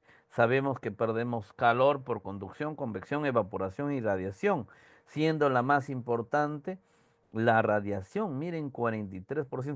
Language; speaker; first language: Spanish; native; Spanish